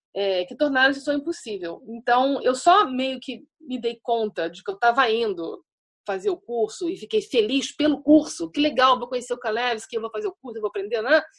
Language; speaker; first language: Portuguese; native; Portuguese